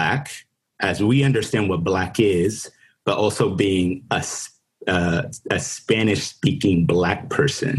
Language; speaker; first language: English; non-native, fluent; Spanish